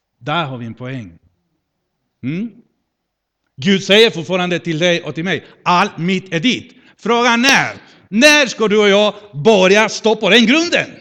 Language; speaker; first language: Swedish; non-native, fluent; Spanish